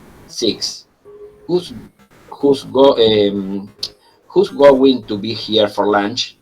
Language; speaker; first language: English; non-native, learner; Spanish